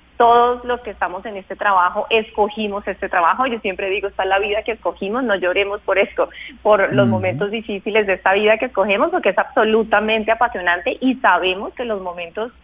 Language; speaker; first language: Spanish; native; Spanish